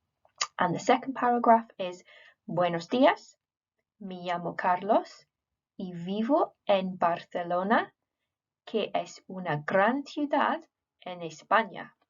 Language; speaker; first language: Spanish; non-native, fluent; English